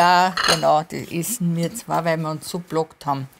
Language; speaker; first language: German; native; German